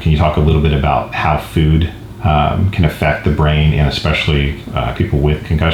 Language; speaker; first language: English; native; English